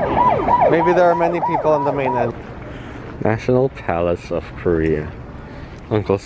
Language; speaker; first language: English; non-native, local second language; Filipino